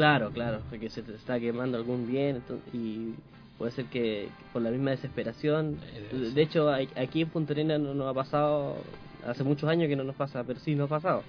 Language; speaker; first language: Spanish; native; Spanish